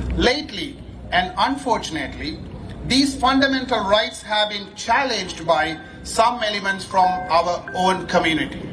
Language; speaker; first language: English; non-native, local second language; Tamil